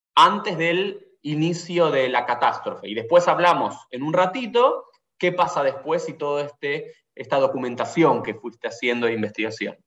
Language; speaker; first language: Spanish; native; Spanish